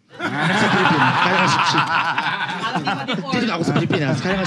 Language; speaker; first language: Filipino; non-native, learner; Japanese